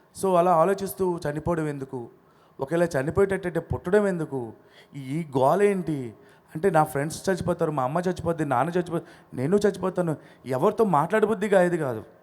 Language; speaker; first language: Telugu; non-native, local second language; Odia